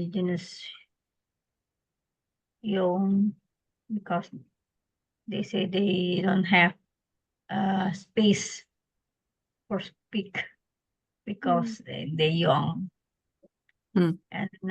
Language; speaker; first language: English; non-native, learner; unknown